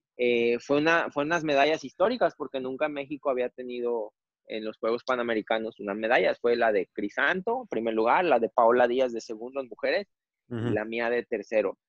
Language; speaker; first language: Spanish; native; Spanish